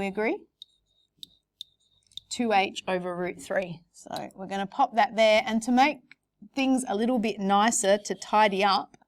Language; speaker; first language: English; native; English